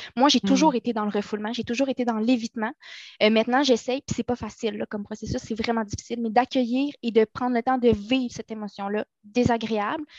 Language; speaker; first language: French; native; French